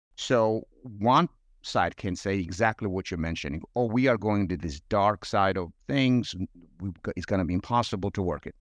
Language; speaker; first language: English; non-native, fluent; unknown